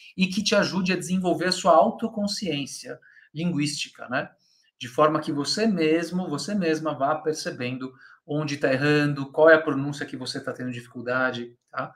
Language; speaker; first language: Portuguese; native; Portuguese